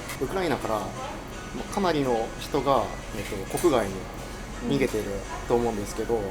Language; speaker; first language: Japanese; native; Japanese